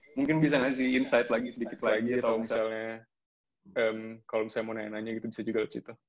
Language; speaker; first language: Indonesian; native; Indonesian